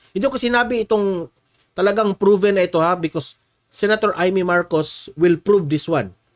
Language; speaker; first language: Filipino; non-native, local second language; Cebuano